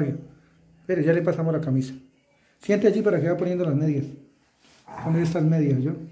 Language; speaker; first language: Spanish; native; Spanish